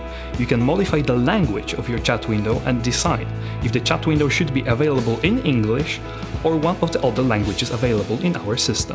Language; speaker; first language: English; non-native, fluent; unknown